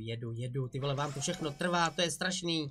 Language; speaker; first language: Czech; native; Czech